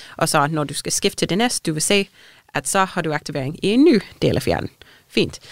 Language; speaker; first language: Danish; non-native, fluent; English